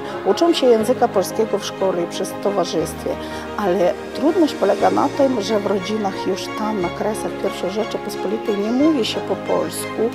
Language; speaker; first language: Polish; early bilingual, heritage; Polish